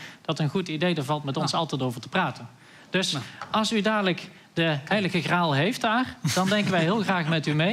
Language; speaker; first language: Dutch; native; Dutch